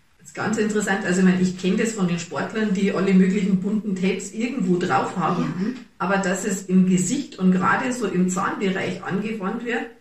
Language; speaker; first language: German; native; German